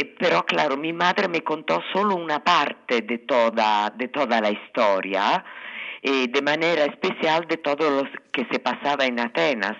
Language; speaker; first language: Spanish; early bilingual, heritage; Italian